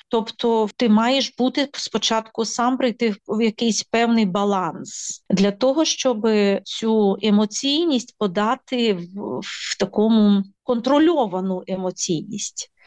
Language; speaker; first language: Ukrainian; native; Ukrainian